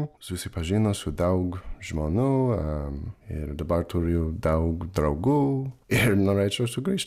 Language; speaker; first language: Lithuanian; non-native, learner; English